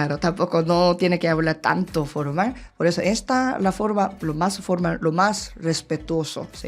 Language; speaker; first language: Spanish; non-native, learner; Korean